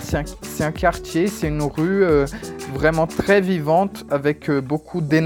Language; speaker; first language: French; non-native, fluent; Portuguese